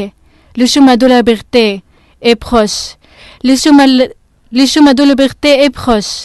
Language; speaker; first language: French; non-native, learner; Arabic